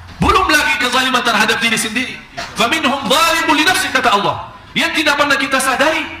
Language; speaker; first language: Malay; non-native, fluent; Arabic